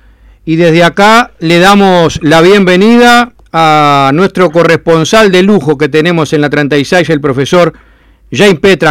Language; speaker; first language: Spanish; native; Spanish